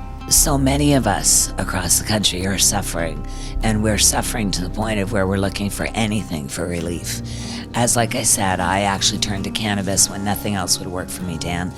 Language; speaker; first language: English; native; English